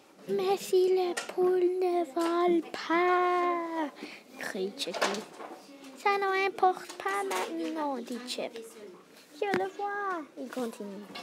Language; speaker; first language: French; non-native, learner; English